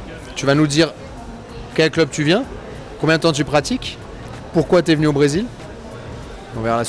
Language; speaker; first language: French; native; French